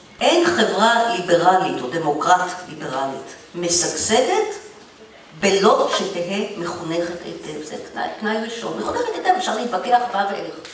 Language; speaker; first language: Hebrew; native; Hebrew